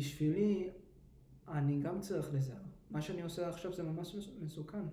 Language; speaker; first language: Hebrew; early bilingual, heritage; English